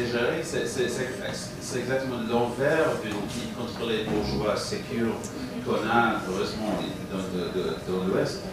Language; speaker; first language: French; non-native, fluent; English